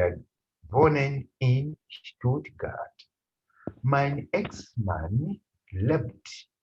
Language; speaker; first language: German; non-native, fluent; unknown